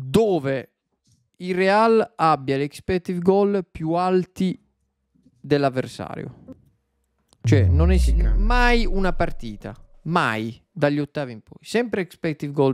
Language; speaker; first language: Italian; native; Italian